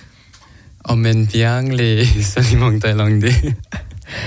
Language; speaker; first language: French; non-native, learner; Thai